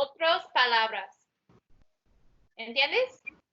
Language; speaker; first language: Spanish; non-native, learner; English